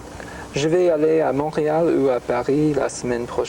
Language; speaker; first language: French; non-native, fluent; English